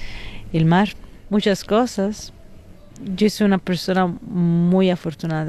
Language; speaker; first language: Spanish; non-native, fluent; Italian